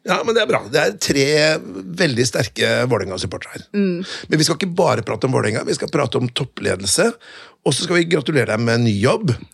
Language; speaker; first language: Norwegian; native; Norwegian